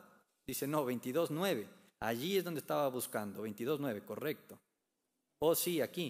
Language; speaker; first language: Spanish; native; Spanish